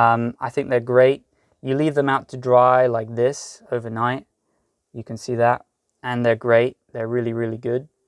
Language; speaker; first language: English; native; English